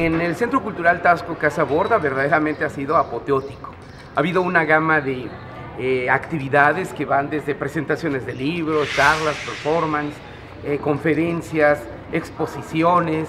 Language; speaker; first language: Spanish; native; Spanish